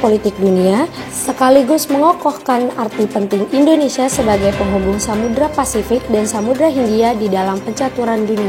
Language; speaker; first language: Indonesian; native; Indonesian